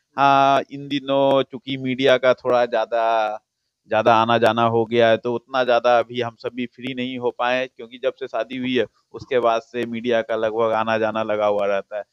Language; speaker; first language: Hindi; native; Hindi